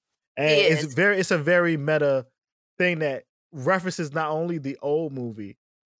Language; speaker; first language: English; native; English